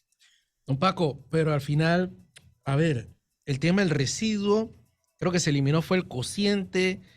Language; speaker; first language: Spanish; native; Spanish